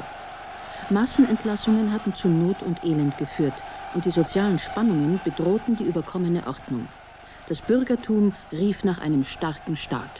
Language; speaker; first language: German; native; German